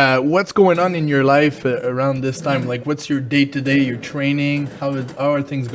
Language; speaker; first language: English; non-native, fluent; French